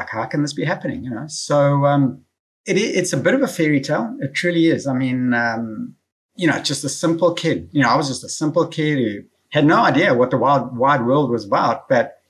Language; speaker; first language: English; native; English